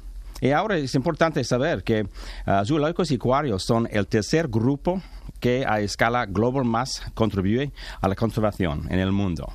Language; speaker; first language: Spanish; non-native, learner; English